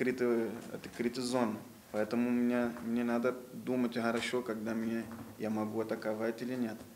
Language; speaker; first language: Russian; non-native, learner; Portuguese